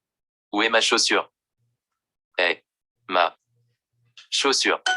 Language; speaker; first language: French; non-native, learner; Vietnamese